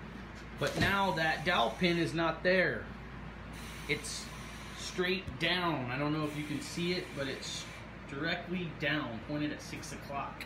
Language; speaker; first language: English; native; English